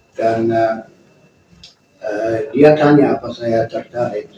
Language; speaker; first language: Indonesian; non-native, fluent; German